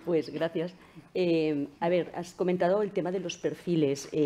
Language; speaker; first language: Spanish; non-native, local second language; Catalan